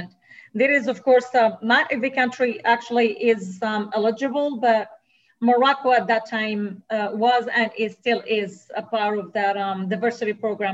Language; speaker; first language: English; non-native, fluent; Arabic